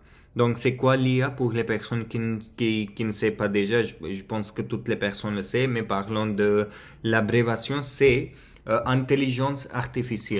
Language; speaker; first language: French; non-native, fluent; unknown